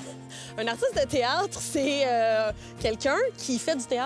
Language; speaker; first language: French; native; French